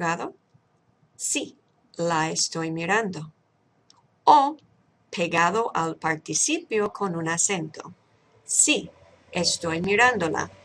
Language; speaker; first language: Spanish; non-native, fluent; English